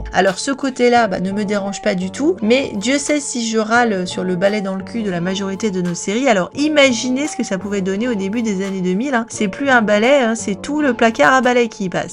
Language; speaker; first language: French; native; French